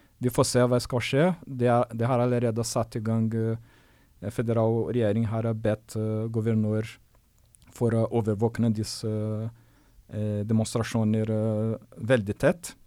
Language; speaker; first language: Norwegian; non-native, fluent; Portuguese